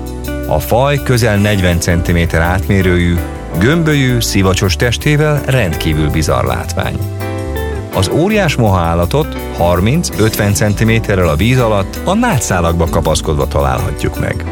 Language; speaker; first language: Hungarian; native; Hungarian